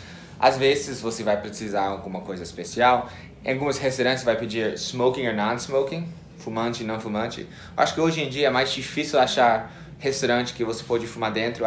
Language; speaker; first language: Portuguese; non-native, fluent; English